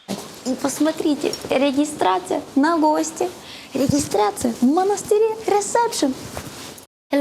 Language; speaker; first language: Russian; native; Russian